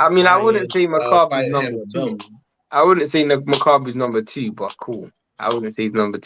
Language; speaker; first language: English; native; English